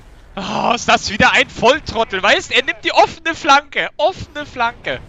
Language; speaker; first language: German; native; German